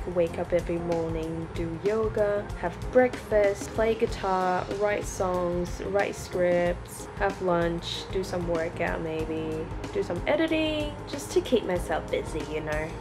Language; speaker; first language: English; early bilingual, other home language; Chinese